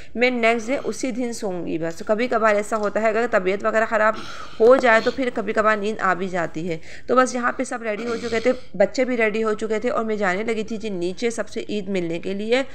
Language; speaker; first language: Hindi; native; Hindi